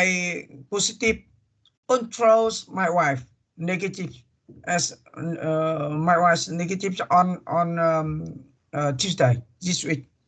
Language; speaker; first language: English; non-native, learner; Vietnamese